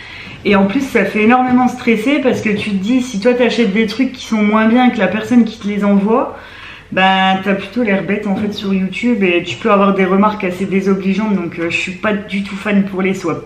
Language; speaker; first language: French; native; French